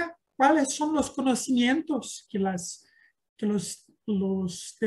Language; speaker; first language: Spanish; non-native, learner; Portuguese